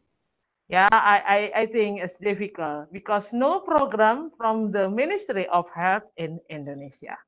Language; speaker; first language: English; non-native, learner; Indonesian